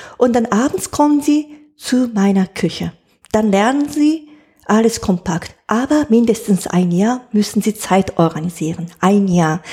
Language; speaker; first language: German; non-native, fluent; Japanese